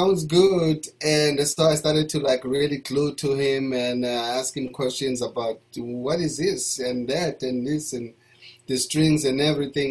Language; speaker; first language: English; non-native, local second language; Zulu